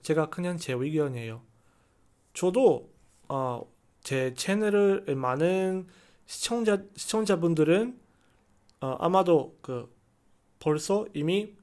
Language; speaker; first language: Korean; non-native, learner; Chinese